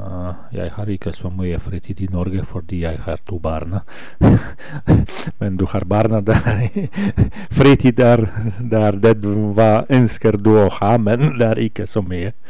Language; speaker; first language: Swedish; non-native, learner; Norwegian